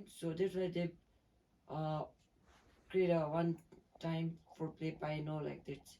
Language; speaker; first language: English; non-native, learner; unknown